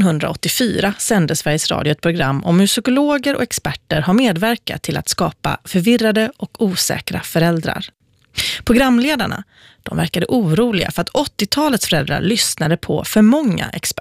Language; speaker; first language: Swedish; native; Swedish